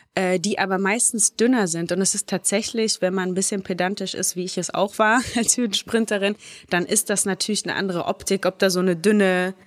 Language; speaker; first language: German; native; German